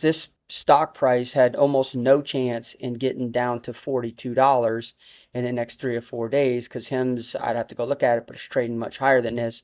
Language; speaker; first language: English; native; English